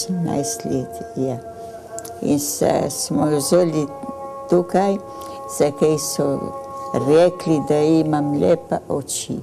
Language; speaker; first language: Slovenian; early bilingual, heritage; Slovenian